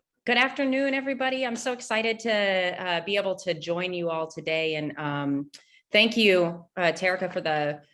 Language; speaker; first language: English; native; English